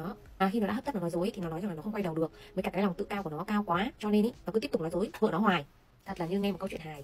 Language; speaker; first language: Vietnamese; native; Vietnamese